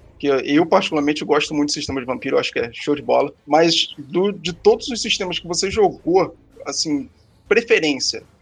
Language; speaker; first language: Portuguese; native; Portuguese